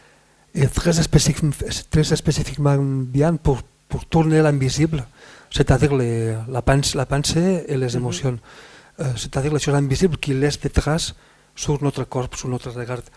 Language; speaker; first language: French; non-native, fluent; Spanish